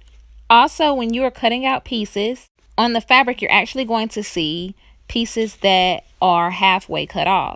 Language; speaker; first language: English; native; English